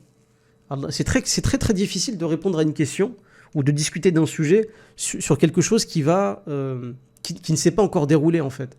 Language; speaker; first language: French; native; French